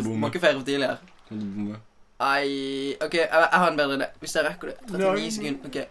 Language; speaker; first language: Norwegian; native; Norwegian